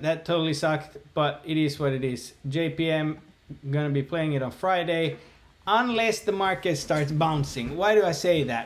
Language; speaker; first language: English; native; English